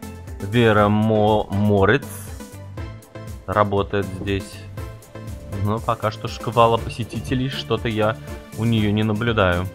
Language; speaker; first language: Russian; native; Russian